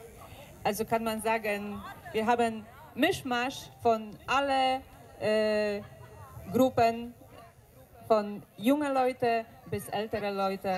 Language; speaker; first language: German; non-native, fluent; Polish